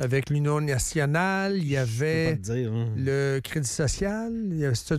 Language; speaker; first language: French; native; French